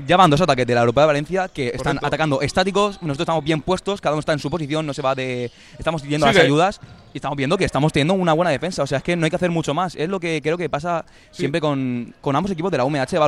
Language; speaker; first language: Spanish; native; Spanish